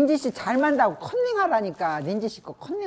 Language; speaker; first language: Korean; native; Korean